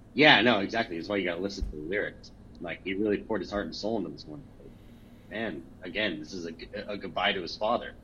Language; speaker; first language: English; native; English